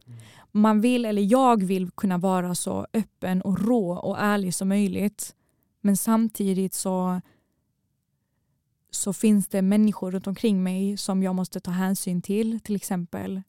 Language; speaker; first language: Swedish; early bilingual, other home language; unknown